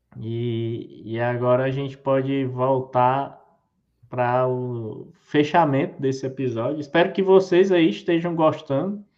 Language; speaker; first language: Portuguese; native; Portuguese